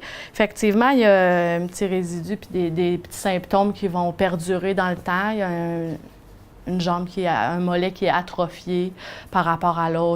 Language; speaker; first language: French; native; French